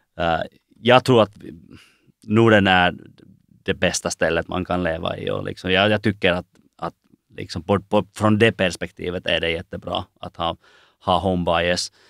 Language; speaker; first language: Swedish; non-native, local second language; Finnish